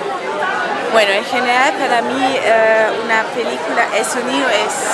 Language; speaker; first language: Spanish; non-native, fluent; German